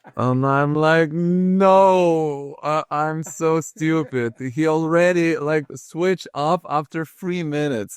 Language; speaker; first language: English; non-native, fluent; Lithuanian